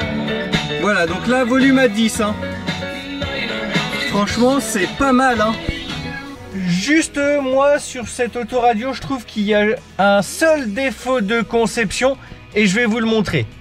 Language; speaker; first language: French; native; French